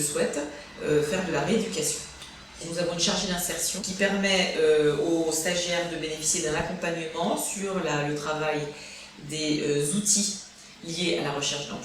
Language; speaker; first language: French; native; French